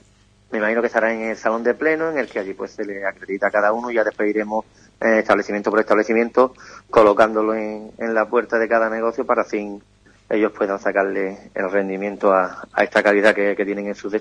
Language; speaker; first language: Spanish; native; Spanish